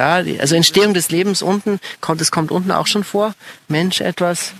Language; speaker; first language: German; native; German